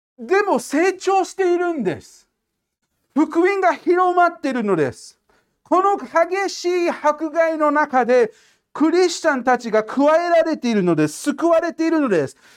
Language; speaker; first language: Japanese; non-native, fluent; English